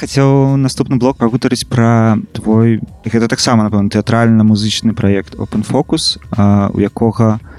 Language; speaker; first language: Belarusian; native; Belarusian